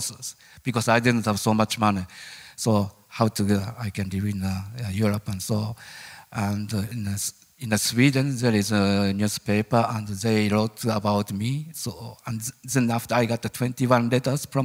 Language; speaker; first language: English; non-native, learner; Japanese